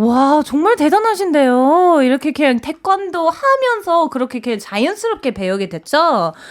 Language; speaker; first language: Korean; non-native, fluent; English